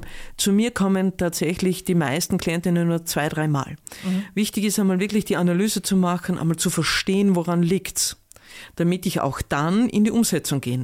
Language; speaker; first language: German; native; German